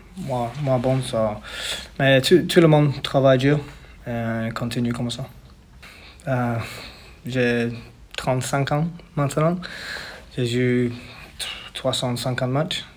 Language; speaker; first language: French; non-native, learner; English